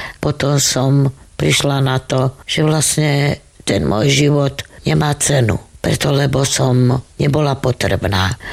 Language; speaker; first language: Slovak; non-native, local second language; Romany